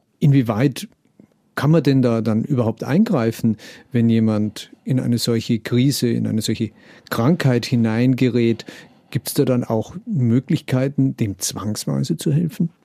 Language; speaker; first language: German; native; German